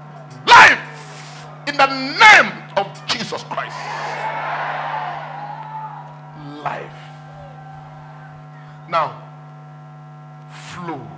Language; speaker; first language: English; non-native, local second language; Igbo